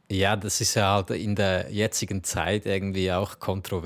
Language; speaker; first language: German; native; German